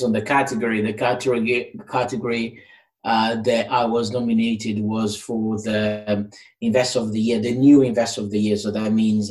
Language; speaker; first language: English; non-native, fluent; Portuguese